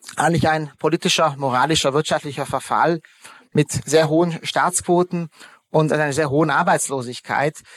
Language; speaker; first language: German; early bilingual, other home language; Hungarian